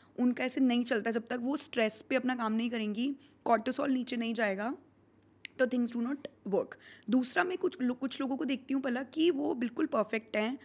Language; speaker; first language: Hindi; native; Hindi